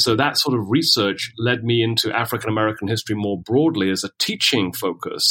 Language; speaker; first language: English; native; English